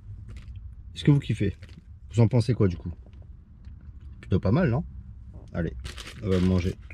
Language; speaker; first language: French; native; French